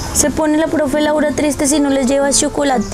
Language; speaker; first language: Spanish; native; Spanish